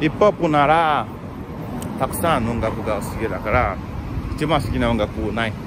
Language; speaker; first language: Japanese; non-native, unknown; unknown